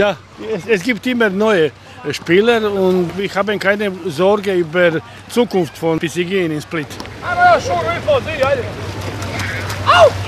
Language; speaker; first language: German; non-native, learner; Croatian